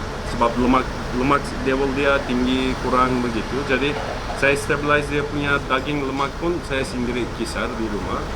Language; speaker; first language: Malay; non-native, fluent; Turkish